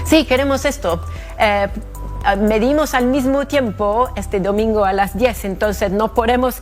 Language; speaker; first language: Spanish; non-native, fluent; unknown